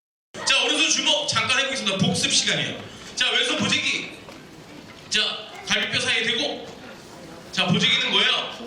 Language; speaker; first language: Korean; native; Korean